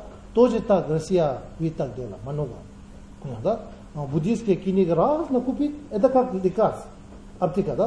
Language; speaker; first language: Russian; non-native, learner; Tibetan